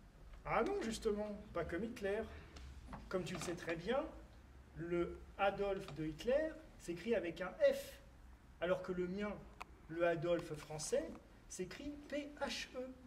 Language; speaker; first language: French; native; French